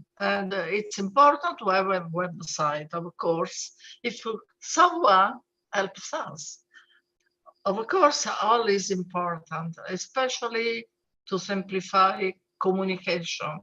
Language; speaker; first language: English; non-native, fluent; Italian